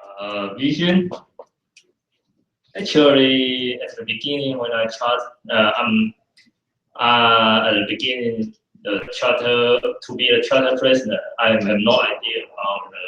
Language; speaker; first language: English; non-native, fluent; Chinese